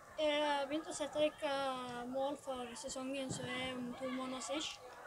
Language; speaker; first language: Norwegian; native; Norwegian